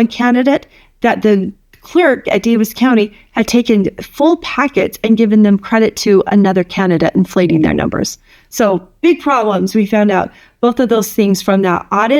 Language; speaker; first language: English; native; English